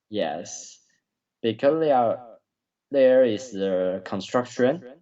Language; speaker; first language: English; non-native, learner; Chinese